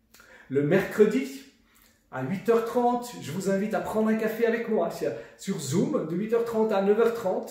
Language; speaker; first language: French; native; French